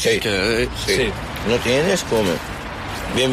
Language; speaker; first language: Spanish; non-native, learner; Arabic